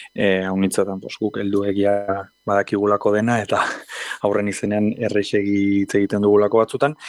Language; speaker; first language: Basque; native; Basque